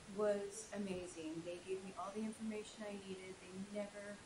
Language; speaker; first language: English; native; English